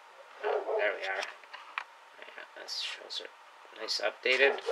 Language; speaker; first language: English; native; English